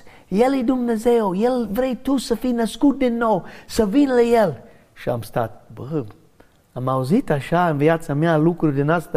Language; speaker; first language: Romanian; non-native, learner; English